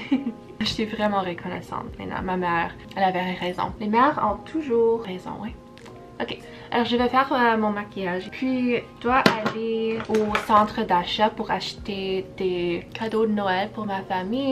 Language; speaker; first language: French; early bilingual, heritage; English